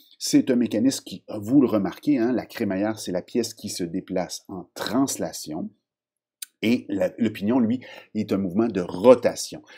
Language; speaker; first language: French; native; French